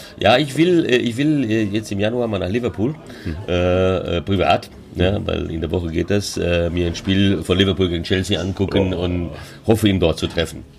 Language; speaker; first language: German; early bilingual, other home language; Hungarian